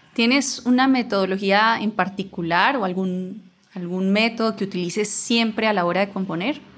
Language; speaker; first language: Spanish; native; Spanish